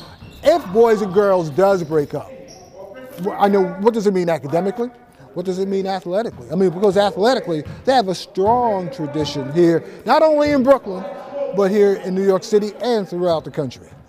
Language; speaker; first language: English; native; English